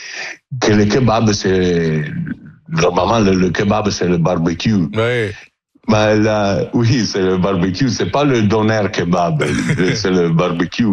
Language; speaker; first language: French; non-native, learner; Italian